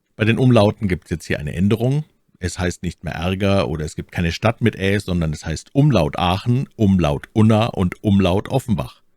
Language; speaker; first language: German; native; German